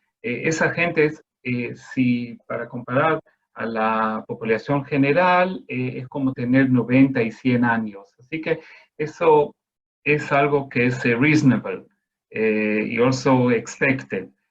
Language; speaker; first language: Spanish; non-native, fluent; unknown